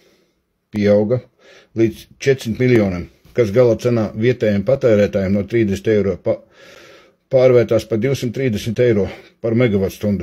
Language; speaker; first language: Latvian; native; Latvian